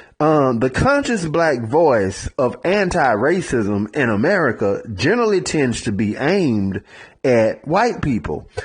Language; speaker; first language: English; native; English